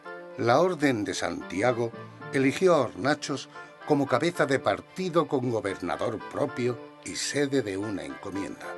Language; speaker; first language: Spanish; native; Spanish